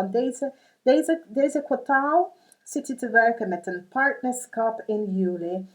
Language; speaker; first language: Dutch; non-native, fluent; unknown